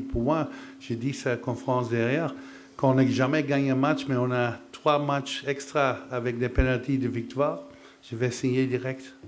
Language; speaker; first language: French; non-native, fluent; Dutch